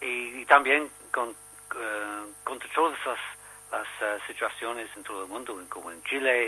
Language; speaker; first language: Spanish; non-native, learner; English